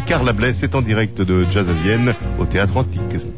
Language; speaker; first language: French; native; French